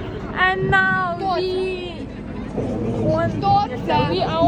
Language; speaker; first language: English; non-native, learner; Ukrainian